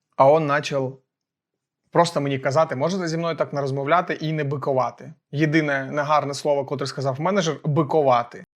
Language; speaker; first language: Ukrainian; native; Ukrainian